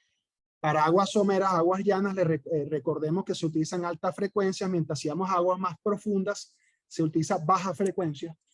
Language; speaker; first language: Spanish; native; Spanish